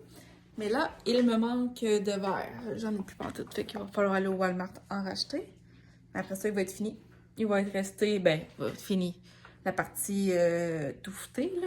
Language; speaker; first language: French; native; French